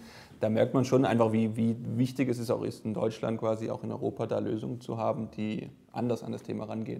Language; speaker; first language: German; native; German